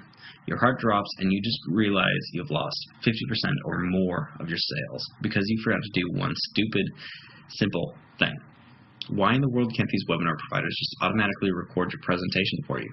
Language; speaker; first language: English; native; English